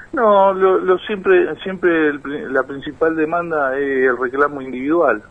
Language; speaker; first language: Spanish; native; Spanish